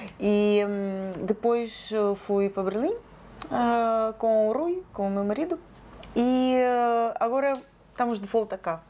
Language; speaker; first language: Portuguese; non-native, fluent; Ukrainian